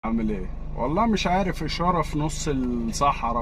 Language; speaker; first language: Arabic; native; Arabic